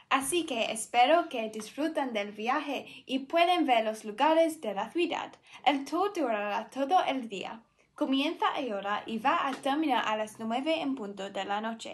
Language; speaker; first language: Spanish; non-native, learner; English